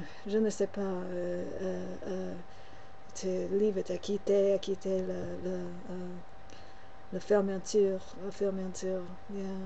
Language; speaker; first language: French; non-native, learner; English